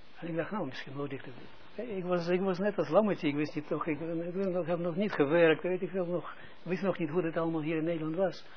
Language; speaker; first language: Dutch; non-native, fluent; Hebrew